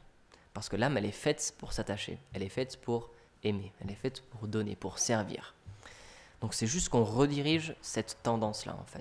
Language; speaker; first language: French; native; French